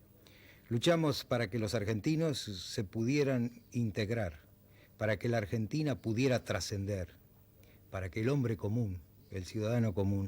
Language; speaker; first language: Spanish; native; Spanish